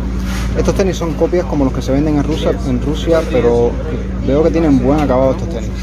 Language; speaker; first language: Spanish; native; Spanish